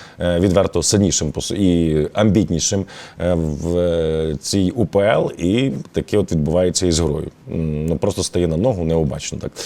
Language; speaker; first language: Ukrainian; native; Ukrainian